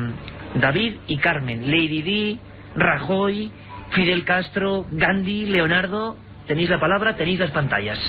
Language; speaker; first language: Spanish; native; Spanish